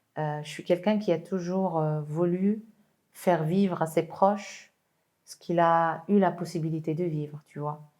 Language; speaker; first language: French; non-native, local second language; Arabic